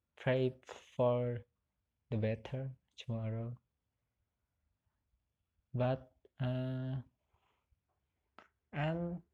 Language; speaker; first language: English; non-native, learner; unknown